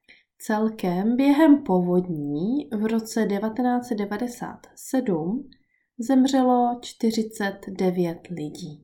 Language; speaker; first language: Czech; native; Czech